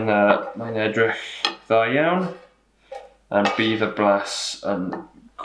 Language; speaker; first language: Welsh; non-native, local second language; English